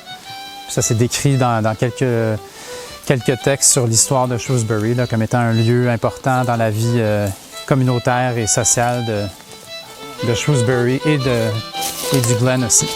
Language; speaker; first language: French; native; French